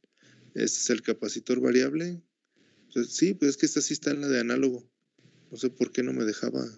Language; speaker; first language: Spanish; native; Spanish